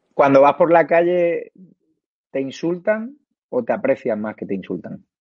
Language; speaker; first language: Spanish; native; Spanish